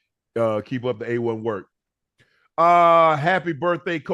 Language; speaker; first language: English; native; English